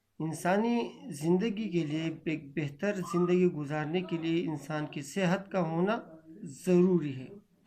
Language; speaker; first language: Urdu; non-native, local second language; Pashto